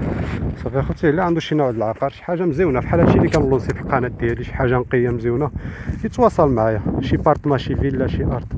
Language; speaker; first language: Arabic; native; Arabic